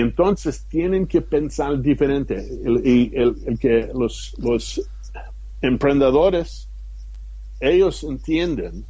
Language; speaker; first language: Spanish; non-native, fluent; English